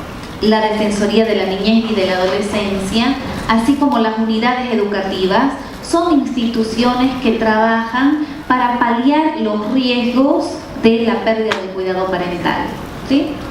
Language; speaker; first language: Spanish; native; Spanish